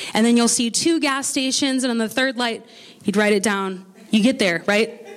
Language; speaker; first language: English; native; English